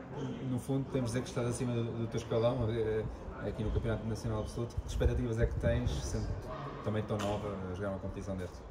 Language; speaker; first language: Portuguese; native; Portuguese